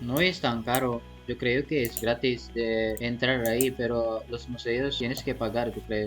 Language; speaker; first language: Spanish; non-native, fluent; Filipino